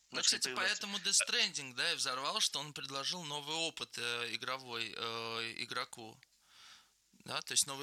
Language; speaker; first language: Russian; native; Russian